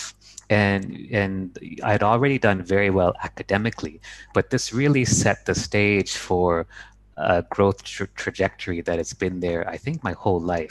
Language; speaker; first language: English; native; English